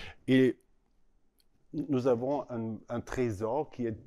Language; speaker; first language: French; non-native, learner; German